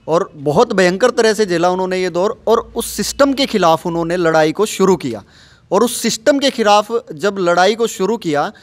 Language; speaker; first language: Hindi; native; Hindi